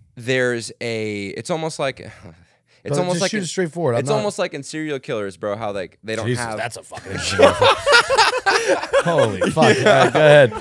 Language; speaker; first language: English; native; English